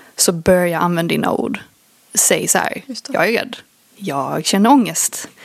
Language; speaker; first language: Swedish; early bilingual, other home language; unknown